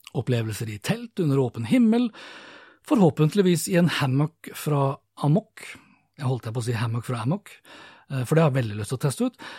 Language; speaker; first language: Norwegian; native; Norwegian